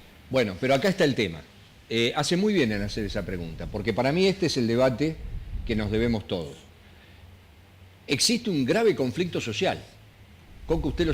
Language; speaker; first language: Spanish; native; Spanish